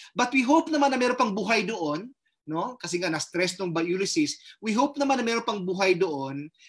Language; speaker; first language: Filipino; non-native, local second language; Cebuano